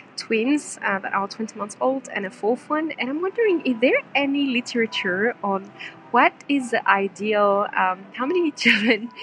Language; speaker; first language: English; non-native, fluent; French